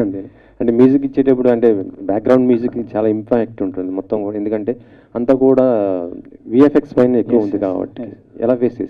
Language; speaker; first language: Telugu; native; Telugu